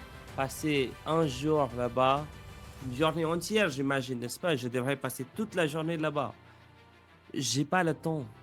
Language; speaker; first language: French; non-native, fluent; English